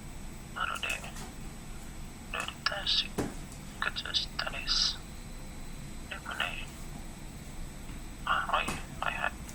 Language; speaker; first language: Japanese; non-native, learner; Indonesian